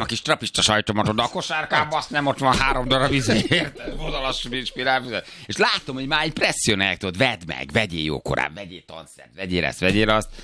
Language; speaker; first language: Hungarian; native; Hungarian